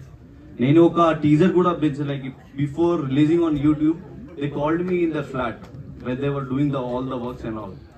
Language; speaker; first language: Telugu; non-native, learner; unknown